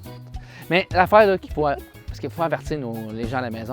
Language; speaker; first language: French; native; French